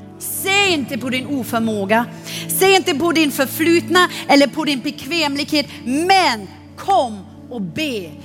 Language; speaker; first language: Swedish; non-native, fluent; German